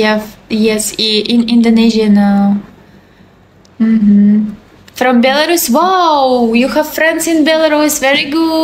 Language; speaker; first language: English; non-native, learner; Russian